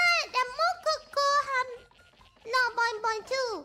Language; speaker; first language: English; non-native, learner; Japanese